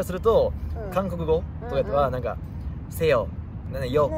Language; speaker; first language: Japanese; native; Japanese